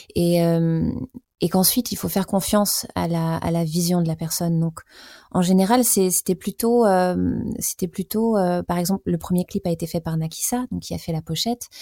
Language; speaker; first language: French; native; French